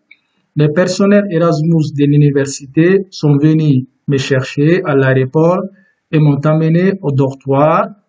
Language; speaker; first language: French; non-native, fluent; Turkish